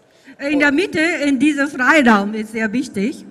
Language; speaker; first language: German; non-native, fluent; Japanese